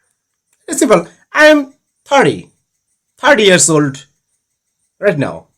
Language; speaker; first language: English; non-native, learner; Bangla